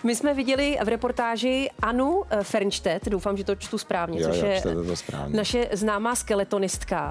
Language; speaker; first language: Czech; native; Czech